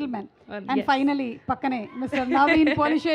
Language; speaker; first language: Telugu; native; Telugu